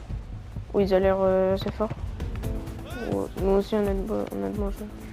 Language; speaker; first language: French; native; French